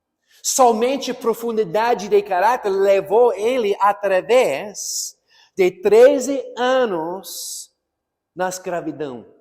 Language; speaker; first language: Portuguese; non-native, fluent; English